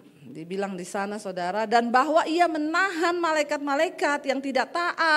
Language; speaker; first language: Indonesian; native; Indonesian